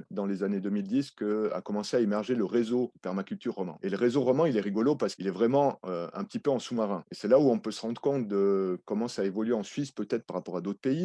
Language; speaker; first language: French; native; French